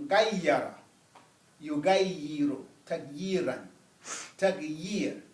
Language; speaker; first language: Arabic; non-native, fluent; English